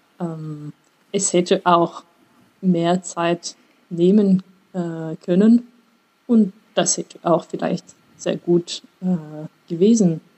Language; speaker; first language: German; non-native, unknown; French